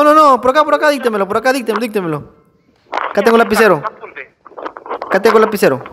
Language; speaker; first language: Spanish; native; Spanish